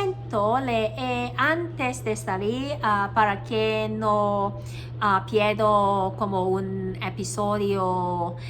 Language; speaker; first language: Spanish; non-native, learner; Cantonese